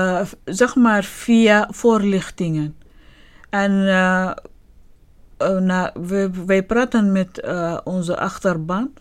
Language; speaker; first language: Dutch; non-native, learner; Arabic